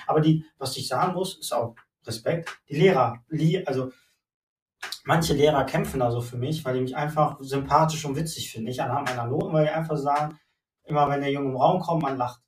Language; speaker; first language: German; native; German